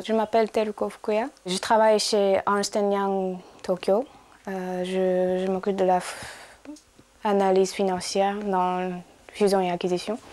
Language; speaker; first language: French; non-native, fluent; Japanese